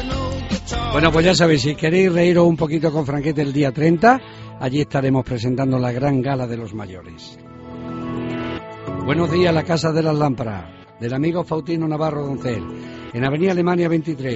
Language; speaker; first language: Spanish; native; Spanish